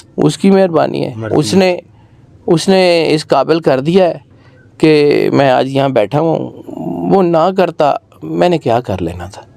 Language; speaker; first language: Urdu; non-native, local second language; Punjabi